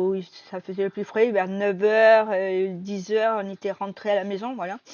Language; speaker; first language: French; native; French